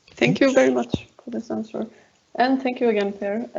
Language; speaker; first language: English; non-native, fluent; Icelandic